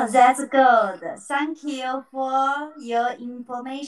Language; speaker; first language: English; non-native, learner; Chinese